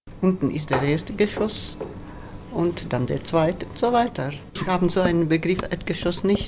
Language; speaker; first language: German; non-native, fluent; Latvian